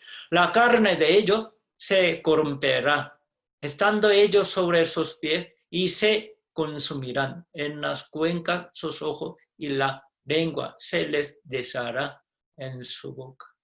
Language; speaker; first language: Spanish; non-native, fluent; Korean